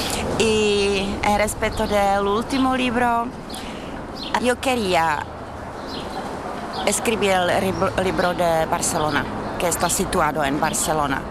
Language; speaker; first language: Spanish; non-native, fluent; Czech